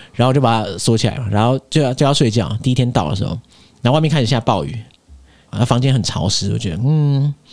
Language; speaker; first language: Chinese; native; Chinese